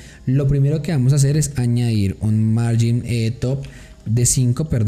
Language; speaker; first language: Spanish; native; Spanish